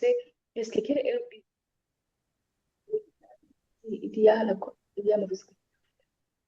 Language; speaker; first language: French; non-native, local second language; Rundi